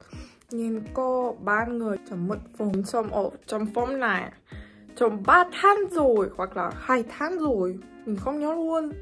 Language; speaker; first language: Vietnamese; non-native, fluent; Russian